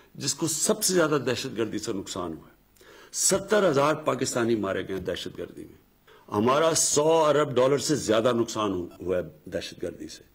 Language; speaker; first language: Urdu; native; Urdu